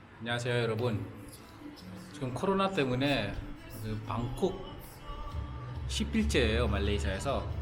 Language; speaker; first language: Korean; non-native, fluent; Malay